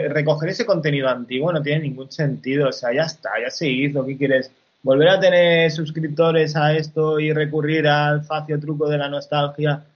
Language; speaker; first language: Spanish; native; Spanish